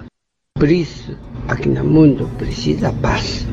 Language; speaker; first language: Portuguese; non-native, learner; Japanese